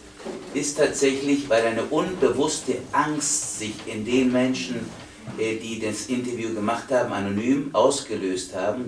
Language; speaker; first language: German; non-native, fluent; Spanish